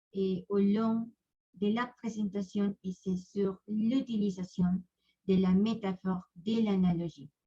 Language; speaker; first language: French; non-native, learner; Spanish